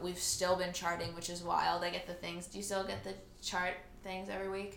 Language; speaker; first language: English; early bilingual, other home language; Finnish